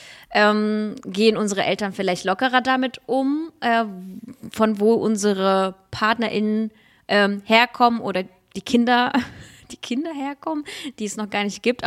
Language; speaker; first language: German; early bilingual, other home language; Russian